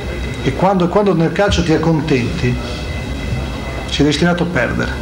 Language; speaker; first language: Italian; native; Italian